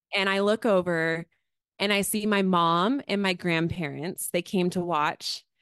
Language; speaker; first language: English; native; English